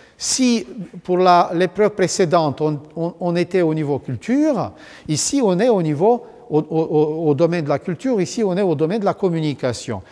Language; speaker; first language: French; non-native, fluent; Romanian